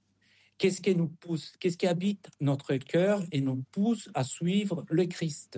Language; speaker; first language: French; non-native, fluent; Spanish